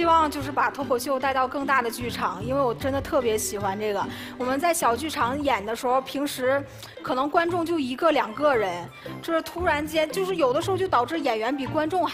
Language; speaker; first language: Chinese; native; Chinese